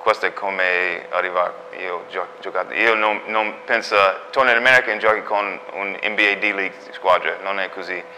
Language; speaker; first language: Italian; non-native, learner; English